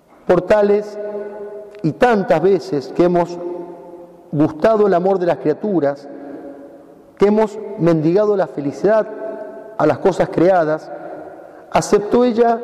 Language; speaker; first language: Spanish; native; Spanish